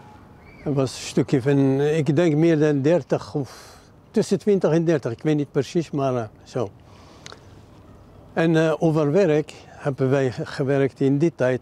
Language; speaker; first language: Dutch; non-native, learner; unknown